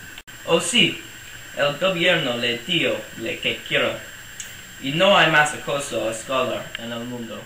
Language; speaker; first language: Spanish; non-native, learner; English